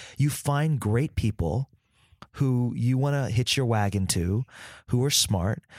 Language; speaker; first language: English; early bilingual, other home language; Vietnamese